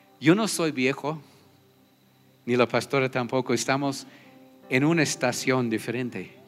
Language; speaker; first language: Spanish; non-native, fluent; English